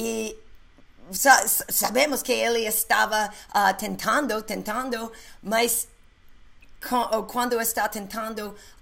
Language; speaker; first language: Portuguese; non-native, learner; English